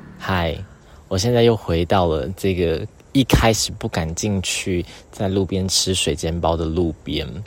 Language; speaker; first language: Chinese; native; Chinese